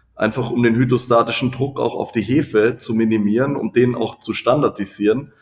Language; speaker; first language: German; native; German